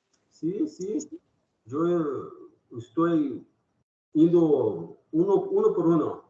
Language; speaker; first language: Spanish; non-native, learner; Portuguese